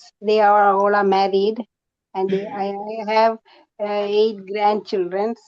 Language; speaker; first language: English; non-native, learner; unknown